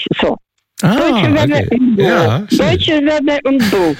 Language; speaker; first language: German; non-native, fluent; Russian